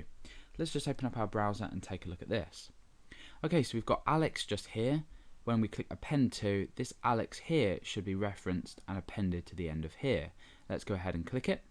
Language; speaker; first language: English; native; English